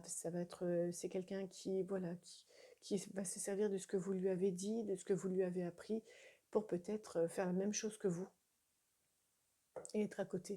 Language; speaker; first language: French; native; French